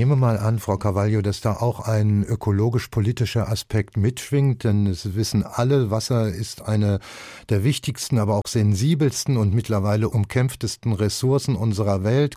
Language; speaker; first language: German; native; German